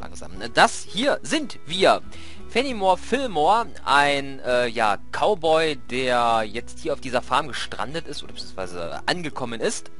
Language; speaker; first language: German; native; German